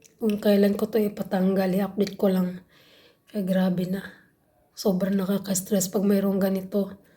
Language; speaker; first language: Filipino; non-native, local second language; Cebuano